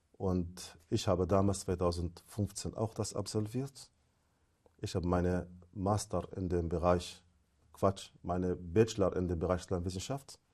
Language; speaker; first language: German; non-native, fluent; Arabic